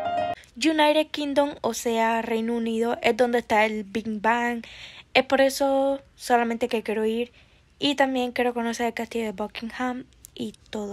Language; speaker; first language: Spanish; early bilingual, heritage; Spanish